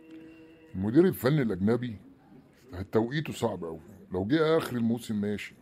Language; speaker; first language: Arabic; native; Arabic